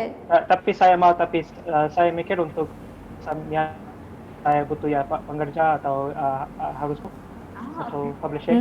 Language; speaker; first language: Indonesian; non-native, fluent; English